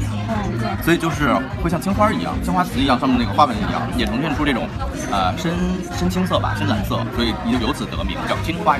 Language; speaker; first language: Chinese; native; Chinese